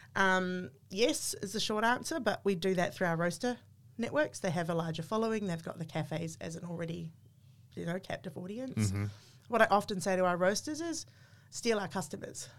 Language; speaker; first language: English; native; English